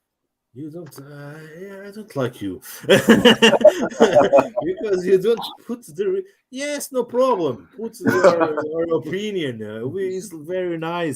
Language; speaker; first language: English; non-native, learner; Portuguese